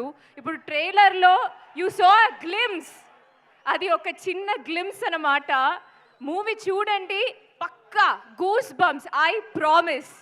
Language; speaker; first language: Telugu; non-native, learner; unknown